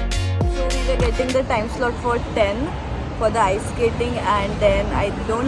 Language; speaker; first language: English; non-native, local second language; Hindi